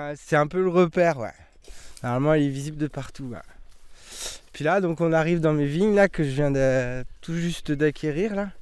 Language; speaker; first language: French; native; French